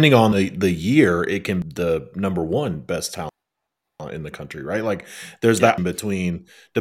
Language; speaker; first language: English; native; English